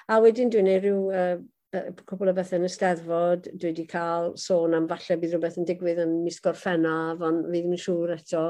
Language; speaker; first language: Welsh; native; Welsh